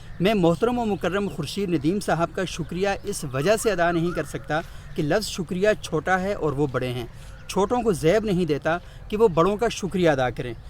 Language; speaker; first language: Urdu; non-native, local second language; Northern Hindko